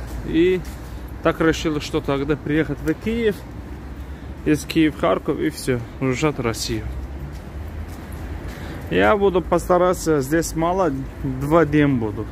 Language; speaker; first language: Russian; non-native, learner; Azerbaijani